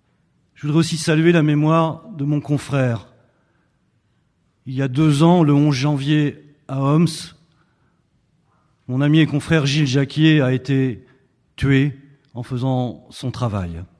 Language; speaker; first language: French; native; French